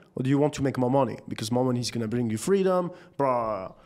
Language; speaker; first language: English; non-native, fluent; French